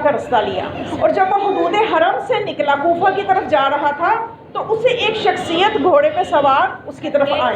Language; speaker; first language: Urdu; native; Urdu